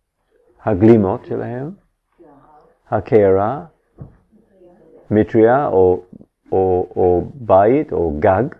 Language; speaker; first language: Hebrew; non-native, fluent; English